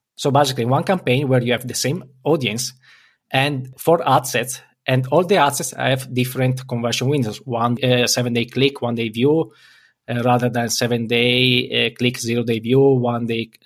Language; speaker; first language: English; non-native, fluent; Italian